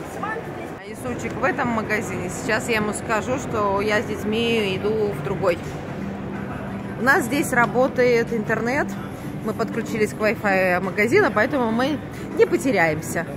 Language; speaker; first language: Russian; native; Russian